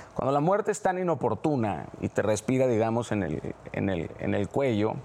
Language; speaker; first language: Spanish; native; Spanish